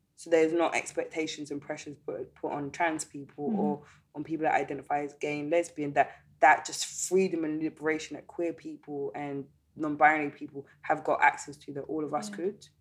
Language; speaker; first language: English; native; English